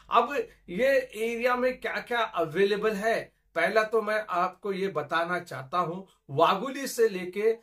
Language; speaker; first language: Hindi; non-native, local second language; Marathi